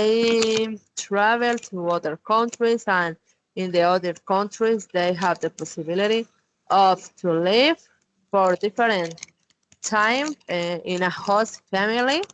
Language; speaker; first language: English; non-native, learner; Spanish